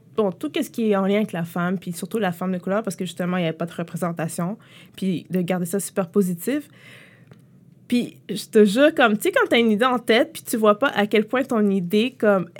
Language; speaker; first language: French; native; French